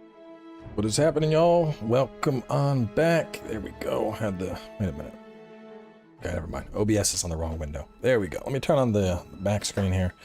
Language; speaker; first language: English; native; English